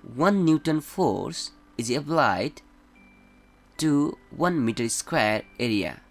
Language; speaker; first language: English; non-native, local second language; Nepali